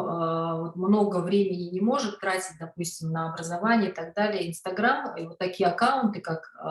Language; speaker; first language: Russian; native; Russian